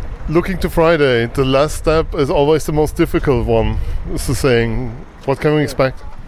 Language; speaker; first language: English; non-native, fluent; German